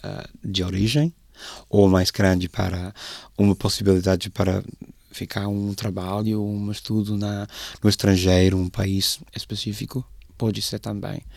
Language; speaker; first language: Portuguese; non-native, fluent; English